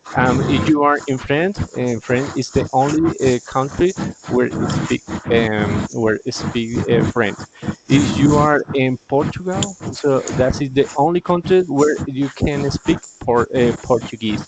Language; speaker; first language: English; non-native, learner; Spanish